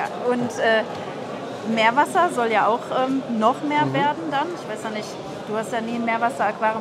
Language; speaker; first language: German; native; German